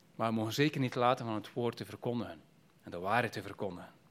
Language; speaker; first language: Dutch; native; Dutch